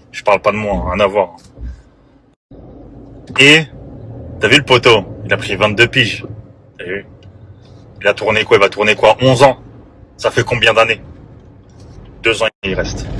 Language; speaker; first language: French; native; French